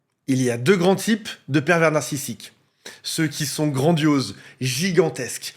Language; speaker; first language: French; native; French